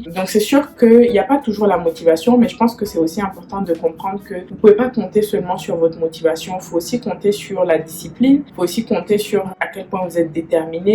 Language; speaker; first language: French; native; French